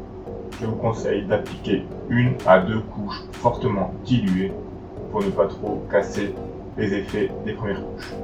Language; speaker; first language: French; native; French